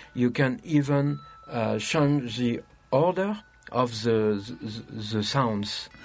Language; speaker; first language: English; non-native, fluent; French